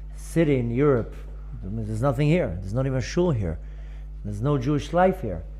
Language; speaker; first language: English; non-native, fluent; Hebrew